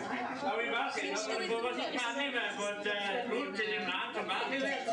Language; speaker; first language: Welsh; native; Welsh